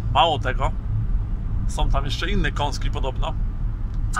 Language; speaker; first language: Polish; native; Polish